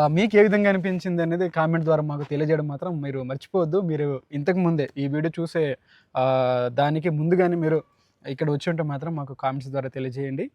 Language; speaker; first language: Telugu; native; Telugu